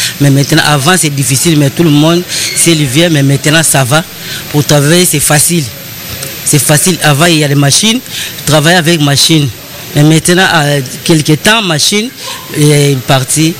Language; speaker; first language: French; non-native, learner; Lingala